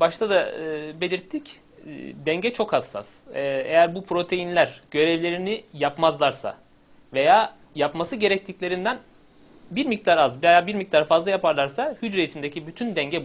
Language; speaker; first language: Turkish; native; Turkish